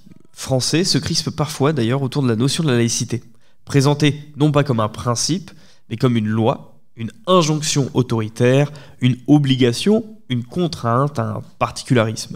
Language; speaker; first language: French; native; French